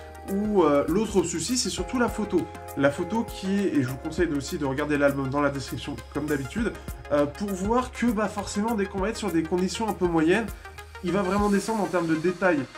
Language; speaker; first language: French; native; French